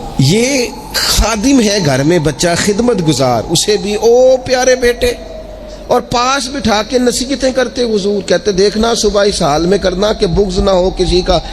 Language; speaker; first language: Urdu; non-native, local second language; Punjabi